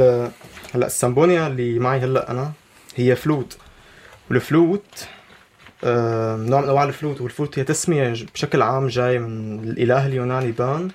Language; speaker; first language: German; non-native, learner; Arabic